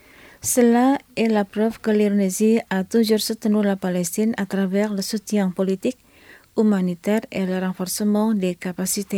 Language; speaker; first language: French; non-native, fluent; Indonesian